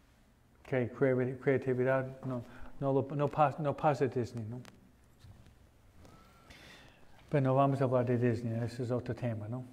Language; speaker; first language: Spanish; non-native, fluent; English